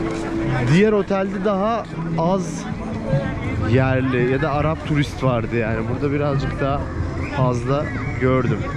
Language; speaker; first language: Turkish; native; Turkish